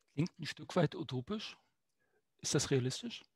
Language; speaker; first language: German; native; German